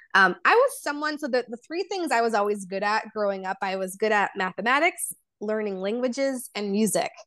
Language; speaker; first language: English; early bilingual, other home language; Polish